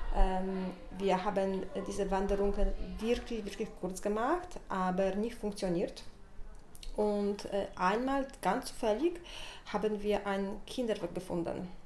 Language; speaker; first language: German; non-native, learner; Polish